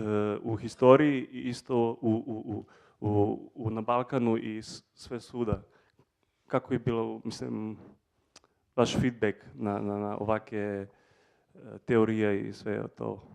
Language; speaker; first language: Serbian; early bilingual, heritage; Serbian